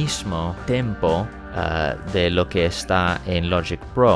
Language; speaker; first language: Spanish; non-native, fluent; English